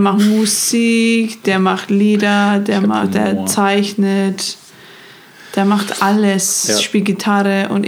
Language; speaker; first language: German; non-native, fluent; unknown